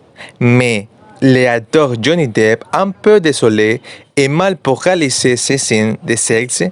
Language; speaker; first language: French; non-native, learner; Spanish